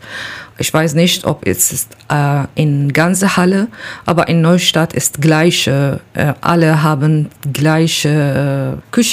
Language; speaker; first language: German; non-native, learner; Kurdish